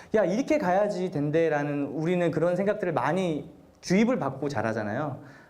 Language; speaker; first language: Korean; native; Korean